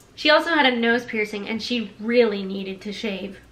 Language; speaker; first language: English; native; English